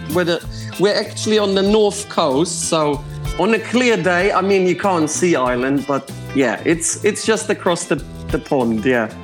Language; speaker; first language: English; non-native, fluent; Croatian